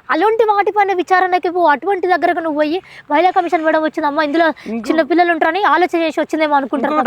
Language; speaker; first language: Telugu; native; Telugu